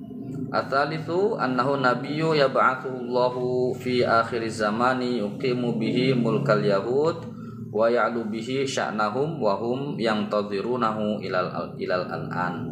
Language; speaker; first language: Arabic; non-native, learner; Indonesian